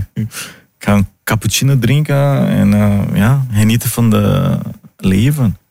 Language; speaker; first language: Dutch; non-native, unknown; Portuguese